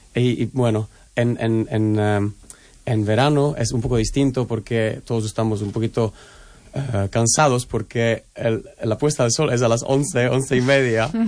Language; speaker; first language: Spanish; non-native, fluent; Czech